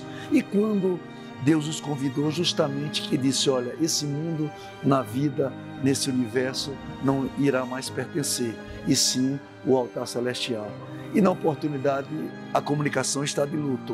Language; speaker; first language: Portuguese; native; Portuguese